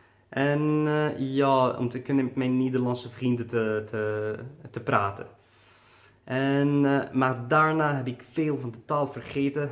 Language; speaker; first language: Dutch; non-native, learner; Arabic